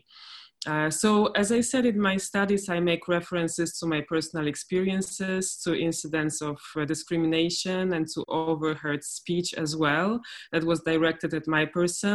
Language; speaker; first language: English; non-native, fluent; Polish